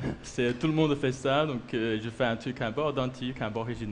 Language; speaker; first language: French; non-native, fluent; Chinese